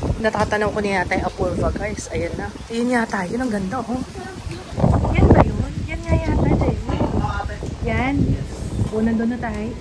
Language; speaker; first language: Filipino; native; Filipino